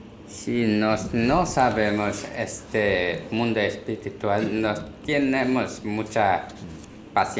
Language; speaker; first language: Spanish; non-native, learner; Korean